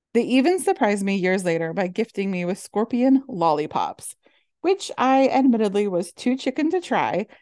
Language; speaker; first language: English; native; English